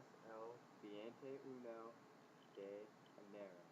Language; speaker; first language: Spanish; non-native, learner; English